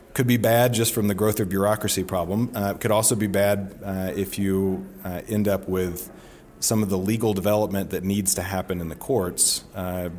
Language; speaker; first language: English; native; English